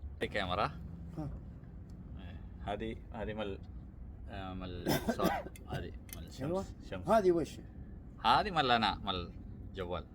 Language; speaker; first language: Arabic; non-native, learner; Malayalam